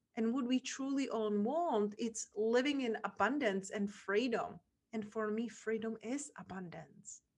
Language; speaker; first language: English; non-native, fluent; Czech